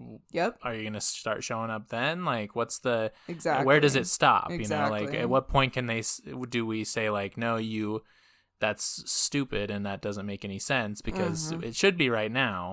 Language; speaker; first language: English; native; English